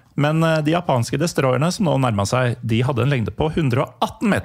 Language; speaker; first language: Norwegian; native; Norwegian